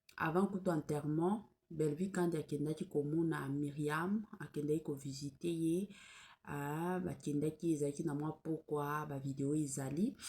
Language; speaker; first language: Lingala; non-native, local second language; Swahili